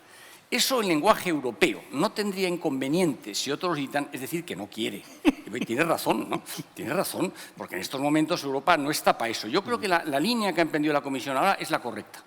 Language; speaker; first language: Spanish; native; Spanish